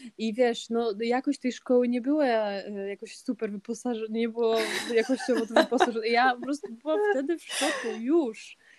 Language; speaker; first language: Polish; early bilingual, heritage; Polish